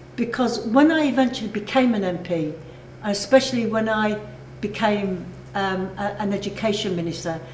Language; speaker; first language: English; native; English